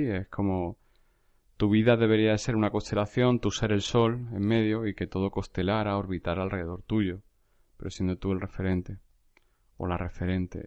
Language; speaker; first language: Spanish; native; Spanish